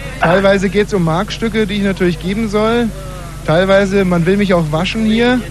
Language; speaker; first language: German; native; German